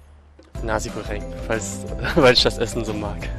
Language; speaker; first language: German; early bilingual, heritage; German